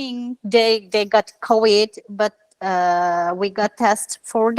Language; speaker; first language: English; non-native, learner; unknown